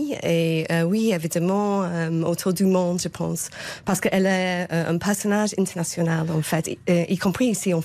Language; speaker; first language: French; non-native, fluent; English